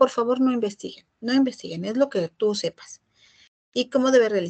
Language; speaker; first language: Spanish; native; Spanish